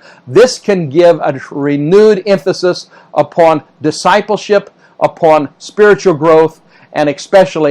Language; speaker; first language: English; native; English